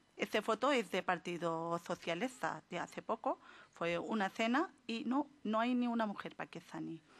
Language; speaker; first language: Spanish; non-native, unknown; Urdu